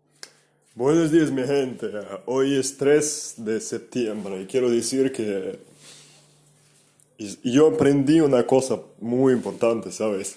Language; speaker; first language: Spanish; non-native, fluent; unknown